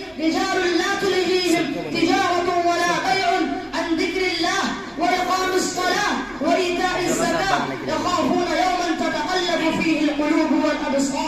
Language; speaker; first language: Arabic; non-native, fluent; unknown